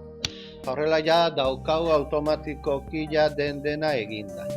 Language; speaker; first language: Basque; native; Basque